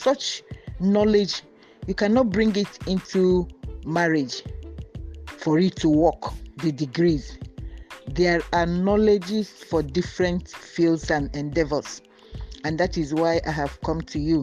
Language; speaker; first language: English; non-native, local second language; Igbo